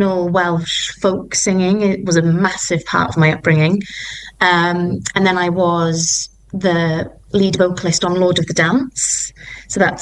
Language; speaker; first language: English; non-native, local second language; Welsh